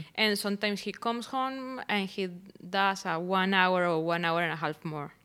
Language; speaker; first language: English; non-native, fluent; Spanish